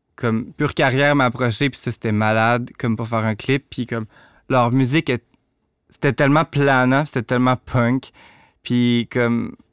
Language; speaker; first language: French; native; French